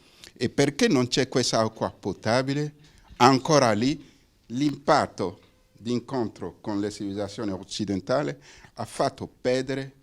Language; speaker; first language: Italian; non-native, fluent; Fon